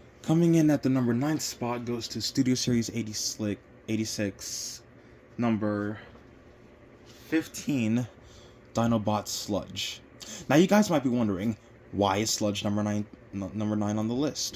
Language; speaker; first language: English; native; English